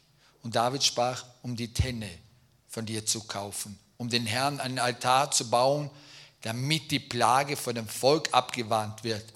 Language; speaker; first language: German; native; German